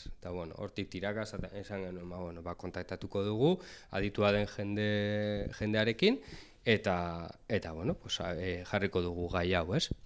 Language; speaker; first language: Basque; native; Basque